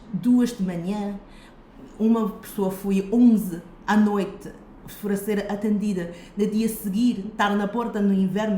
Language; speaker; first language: Portuguese; non-native, fluent; Chinese